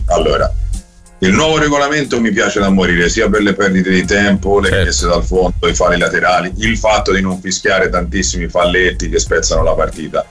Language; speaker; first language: Italian; native; Italian